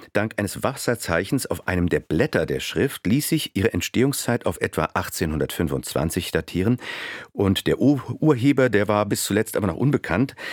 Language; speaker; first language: German; native; German